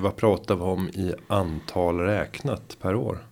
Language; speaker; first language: Swedish; native; Swedish